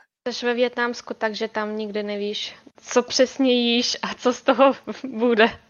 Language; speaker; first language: Czech; non-native, fluent; Ukrainian